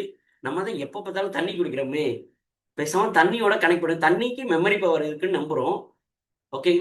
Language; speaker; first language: Tamil; native; Tamil